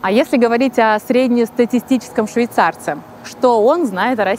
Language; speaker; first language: Russian; native; Russian